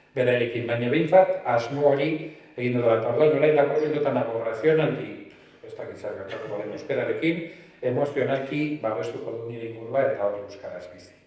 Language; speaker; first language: Basque; non-native, local second language; Spanish